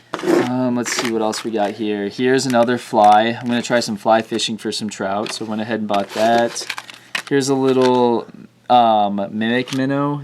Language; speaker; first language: English; native; English